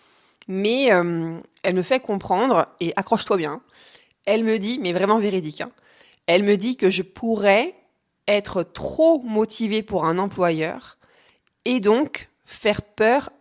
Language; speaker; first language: French; native; French